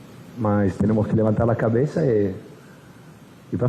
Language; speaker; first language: Portuguese; non-native, fluent; Spanish